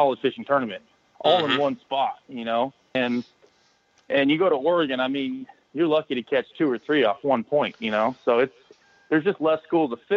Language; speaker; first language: English; native; English